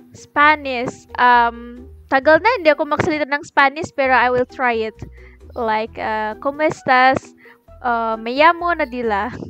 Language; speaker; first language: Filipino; non-native, fluent; Indonesian